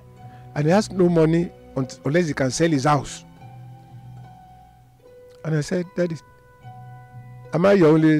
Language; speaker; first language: English; non-native, local second language; Yoruba